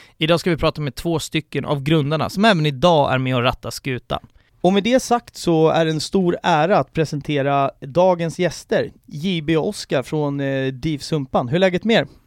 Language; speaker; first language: Swedish; native; Swedish